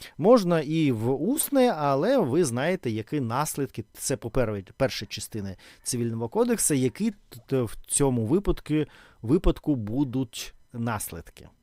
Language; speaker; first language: Ukrainian; non-native, local second language; Russian